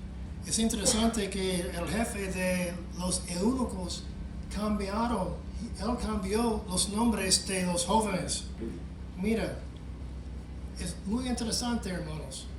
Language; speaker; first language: Spanish; non-native, fluent; English